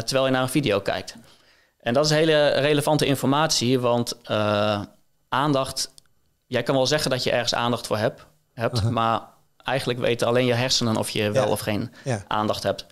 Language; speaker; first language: Dutch; native; Dutch